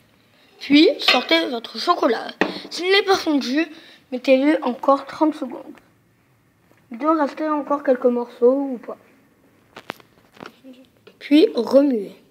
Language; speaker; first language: French; native; French